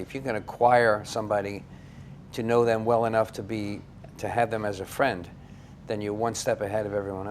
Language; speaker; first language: English; native; English